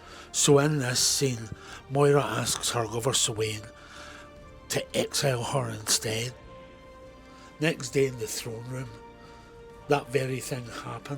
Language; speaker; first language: English; native; English